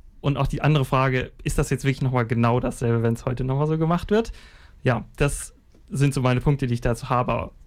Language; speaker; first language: German; native; German